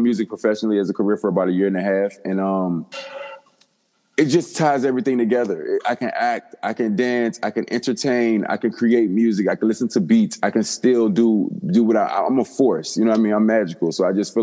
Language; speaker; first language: English; native; English